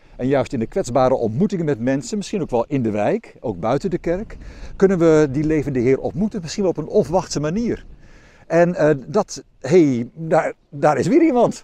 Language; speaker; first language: Dutch; native; Dutch